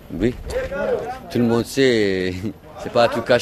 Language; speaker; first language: French; non-native, learner; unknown